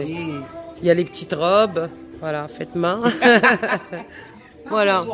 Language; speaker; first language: French; native; French